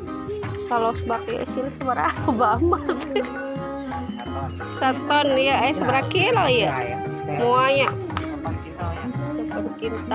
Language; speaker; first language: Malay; non-native, local second language; Sundanese